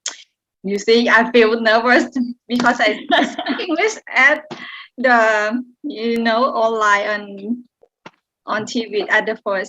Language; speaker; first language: English; non-native, learner; Thai